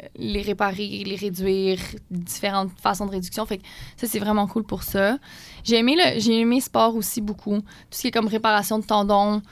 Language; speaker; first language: French; native; French